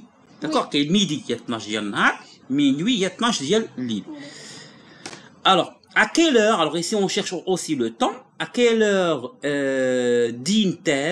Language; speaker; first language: French; non-native, local second language; Arabic